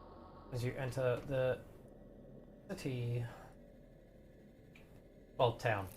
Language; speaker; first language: English; native; English